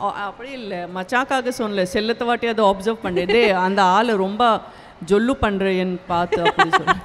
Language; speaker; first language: Tamil; non-native, learner; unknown